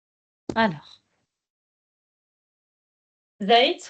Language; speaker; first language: French; non-native, local second language; Arabic